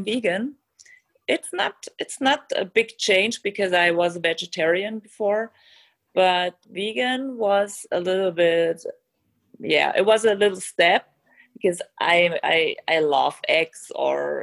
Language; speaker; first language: English; non-native, fluent; German